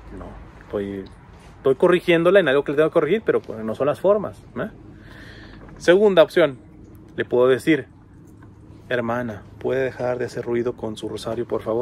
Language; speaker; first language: Spanish; native; Spanish